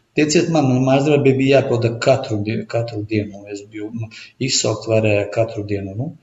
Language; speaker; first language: Latvian; non-native, local second language; Russian